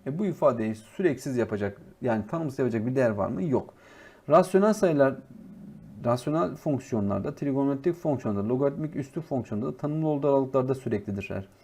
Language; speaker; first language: Turkish; native; Turkish